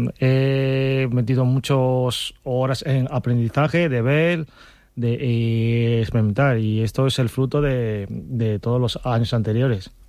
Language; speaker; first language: Spanish; non-native, fluent; Chinese